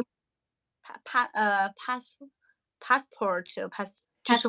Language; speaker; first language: English; non-native, learner; Chinese